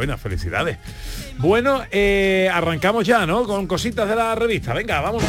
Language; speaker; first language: Spanish; native; Spanish